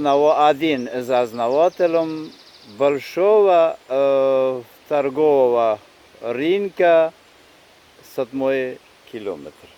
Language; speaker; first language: Russian; non-native, fluent; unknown